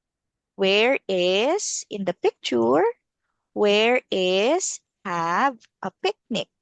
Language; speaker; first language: English; non-native, local second language; Filipino